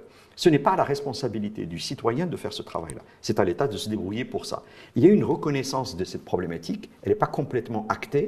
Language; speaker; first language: French; non-native, local second language; Arabic